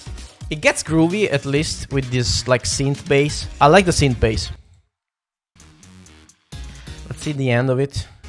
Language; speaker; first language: English; non-native, fluent; Italian